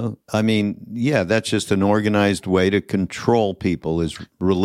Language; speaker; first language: English; native; English